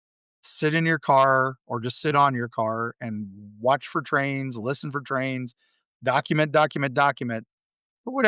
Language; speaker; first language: English; native; English